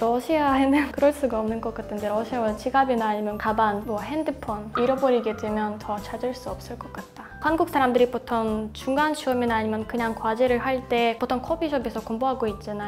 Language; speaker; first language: Korean; non-native, fluent; Russian